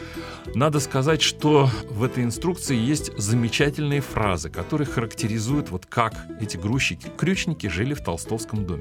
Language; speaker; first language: Russian; native; Russian